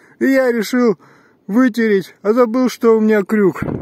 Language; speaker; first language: Russian; native; Russian